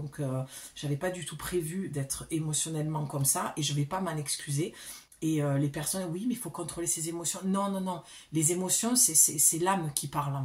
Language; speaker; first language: French; native; French